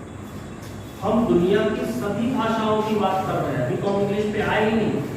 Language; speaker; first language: Hindi; native; Hindi